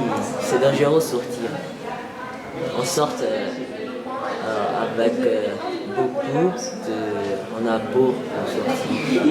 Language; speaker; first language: French; non-native, learner; Portuguese